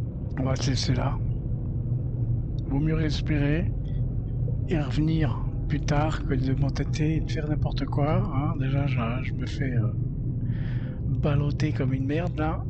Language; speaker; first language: French; native; French